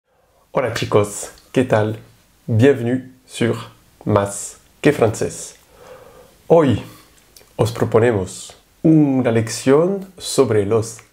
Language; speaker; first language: Spanish; non-native, fluent; French